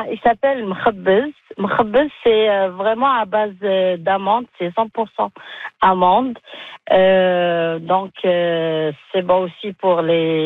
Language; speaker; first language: French; non-native, local second language; Arabic